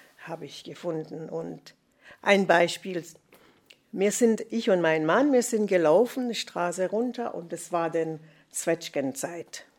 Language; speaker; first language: German; non-native, fluent; English